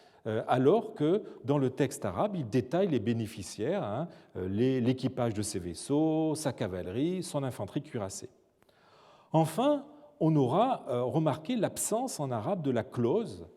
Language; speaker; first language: French; native; French